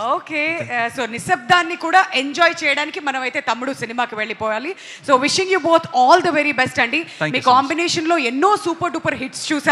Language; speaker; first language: Telugu; native; Telugu